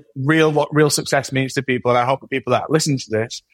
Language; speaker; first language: English; native; English